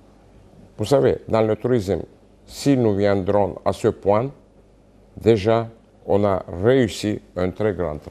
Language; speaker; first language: French; non-native, fluent; Turkish